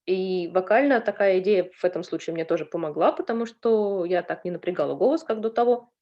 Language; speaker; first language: Russian; native; Russian